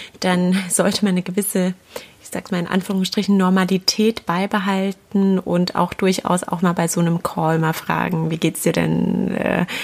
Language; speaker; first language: German; native; German